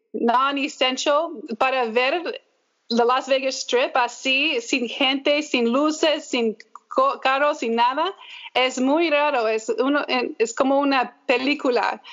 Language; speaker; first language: Spanish; early bilingual, heritage; English